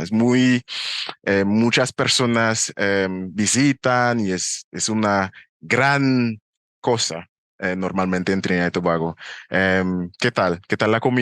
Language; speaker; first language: Spanish; non-native, fluent; English